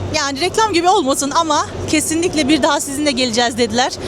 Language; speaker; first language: Turkish; non-native, fluent; Arabic